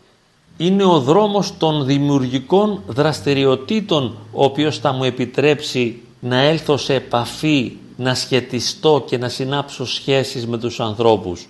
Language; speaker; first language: Greek; native; Greek